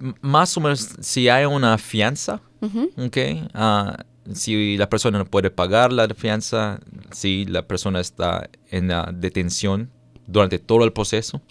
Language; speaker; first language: Spanish; non-native, fluent; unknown